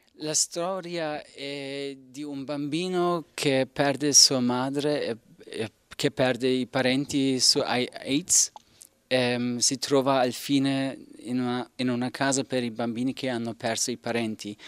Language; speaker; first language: Italian; non-native, learner; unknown